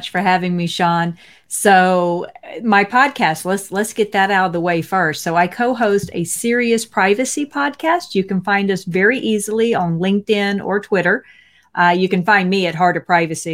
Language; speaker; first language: English; native; English